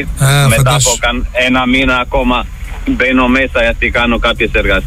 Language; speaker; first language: Greek; non-native, fluent; Albanian